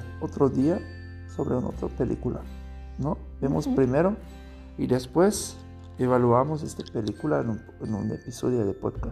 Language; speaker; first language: Spanish; non-native, learner; German